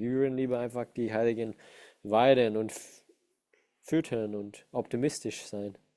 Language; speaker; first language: German; non-native, fluent; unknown